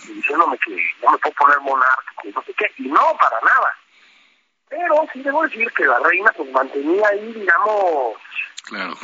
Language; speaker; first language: Spanish; native; Spanish